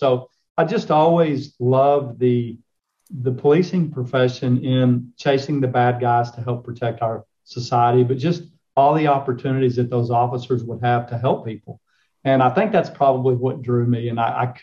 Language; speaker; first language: English; native; English